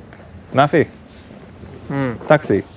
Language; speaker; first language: Arabic; non-native, learner; English